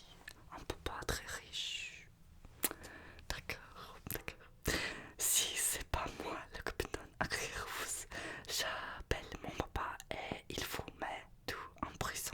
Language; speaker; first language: French; non-native, learner; Russian